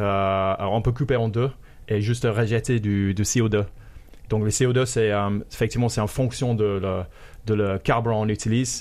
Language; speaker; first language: French; non-native, fluent; English